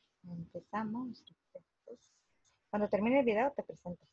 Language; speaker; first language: Spanish; native; Spanish